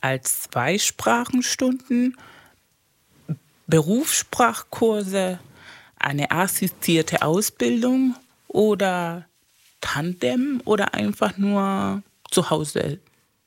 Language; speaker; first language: German; non-native, fluent; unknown